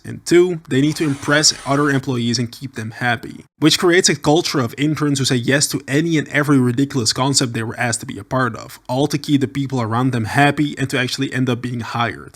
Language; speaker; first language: English; native; English